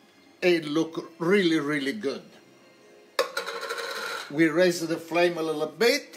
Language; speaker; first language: English; non-native, local second language; Italian